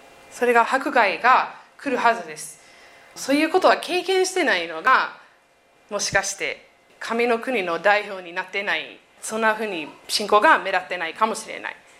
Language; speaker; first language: Japanese; non-native, fluent; English